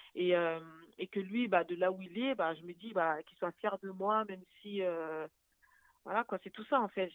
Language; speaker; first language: French; native; French